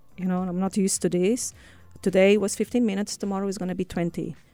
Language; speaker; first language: English; non-native, fluent; Portuguese